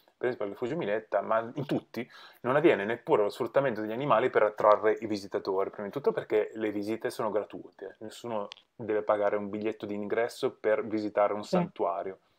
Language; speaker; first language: Italian; native; Italian